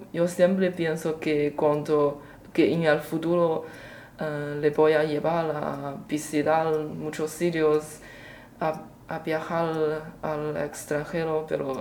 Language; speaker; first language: Spanish; non-native, learner; Chinese